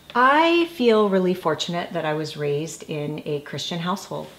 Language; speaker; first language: English; native; English